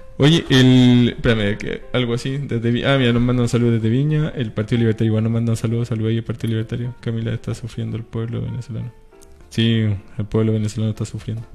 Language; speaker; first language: Spanish; native; Spanish